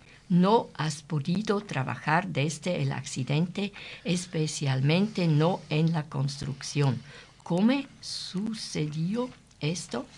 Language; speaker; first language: Spanish; non-native, learner; German